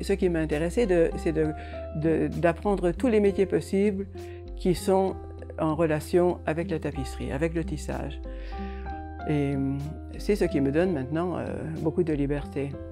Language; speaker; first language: French; non-native, fluent; Hungarian